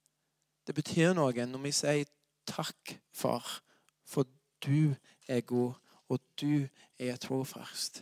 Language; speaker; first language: Norwegian; non-native, fluent; English